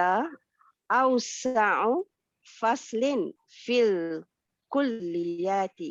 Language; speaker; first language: Arabic; non-native, learner; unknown